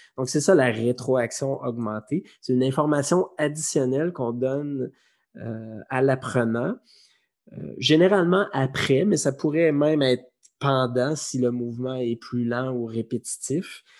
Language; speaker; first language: French; native; French